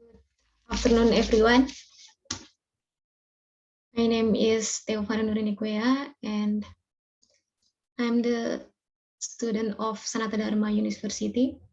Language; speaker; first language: English; non-native, learner; Indonesian